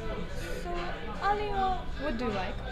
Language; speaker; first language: English; non-native, learner; Russian